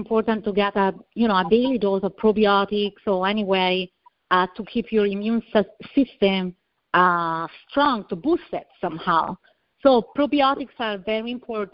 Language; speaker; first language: English; non-native, fluent; Italian